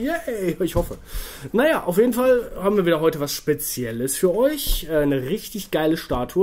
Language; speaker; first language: German; native; German